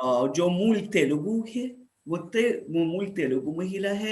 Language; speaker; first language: Hindi; non-native, fluent; Russian